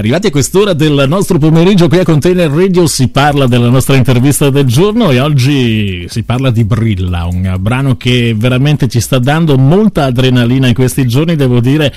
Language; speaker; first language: Italian; native; Italian